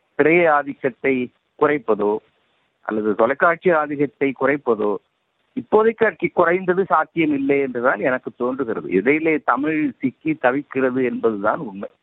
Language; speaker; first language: Tamil; native; Tamil